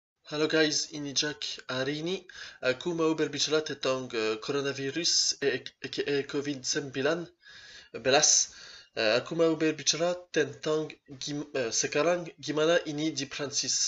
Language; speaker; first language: Indonesian; non-native, learner; French